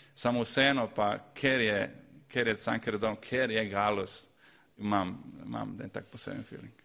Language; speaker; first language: Slovenian; early bilingual, other home language; Croatian